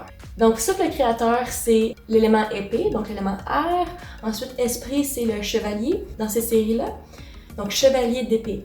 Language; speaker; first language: French; native; French